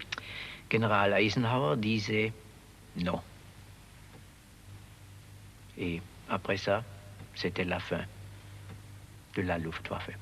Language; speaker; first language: French; non-native, learner; German